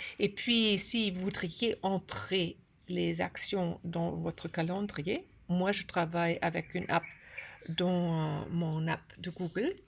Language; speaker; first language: French; non-native, learner; German